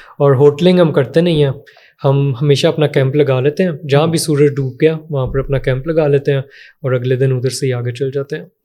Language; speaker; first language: Urdu; native; Urdu